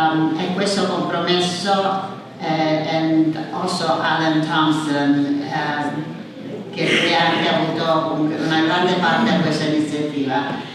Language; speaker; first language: Italian; early bilingual, heritage; English